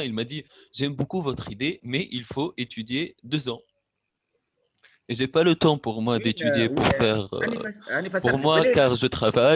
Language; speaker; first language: French; non-native, local second language; Arabic